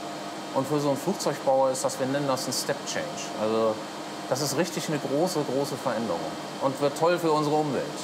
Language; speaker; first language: German; native; German